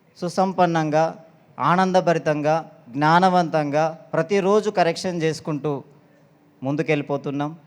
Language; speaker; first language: Telugu; native; Telugu